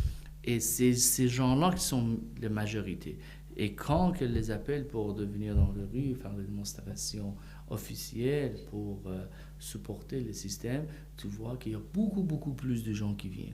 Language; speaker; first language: French; non-native, fluent; Persian